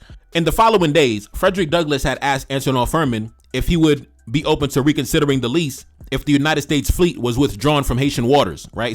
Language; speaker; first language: English; native; English